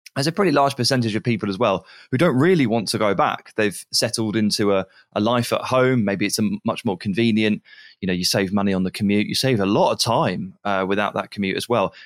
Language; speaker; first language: English; native; English